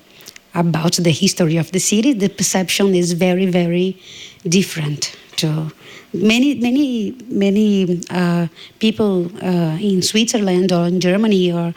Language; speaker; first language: English; non-native, learner; Portuguese